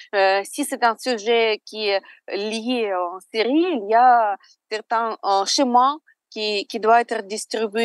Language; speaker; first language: French; non-native, fluent; Russian